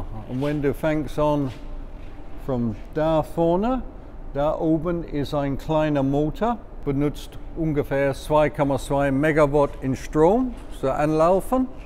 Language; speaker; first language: German; non-native, fluent; English